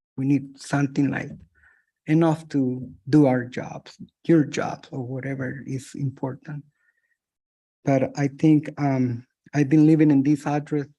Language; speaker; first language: English; non-native, fluent; Spanish